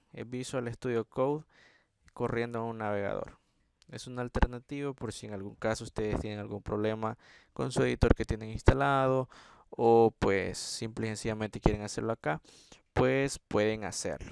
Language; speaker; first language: Spanish; native; Spanish